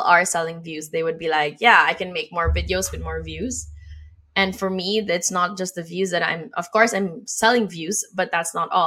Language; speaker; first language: English; non-native, local second language; Filipino